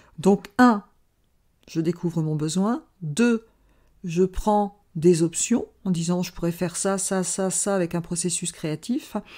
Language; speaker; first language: French; native; French